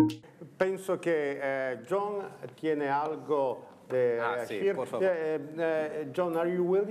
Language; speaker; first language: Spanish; non-native, learner; Italian